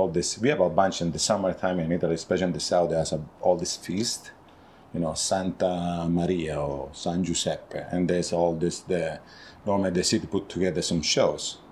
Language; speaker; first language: English; non-native, fluent; Italian